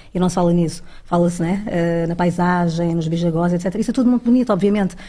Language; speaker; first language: Portuguese; early bilingual, other home language; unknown